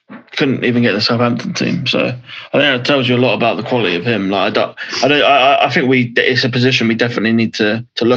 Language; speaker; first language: English; native; English